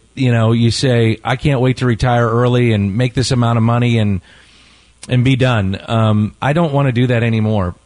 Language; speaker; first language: English; native; English